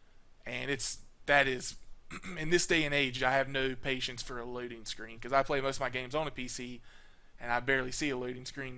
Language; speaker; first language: English; native; English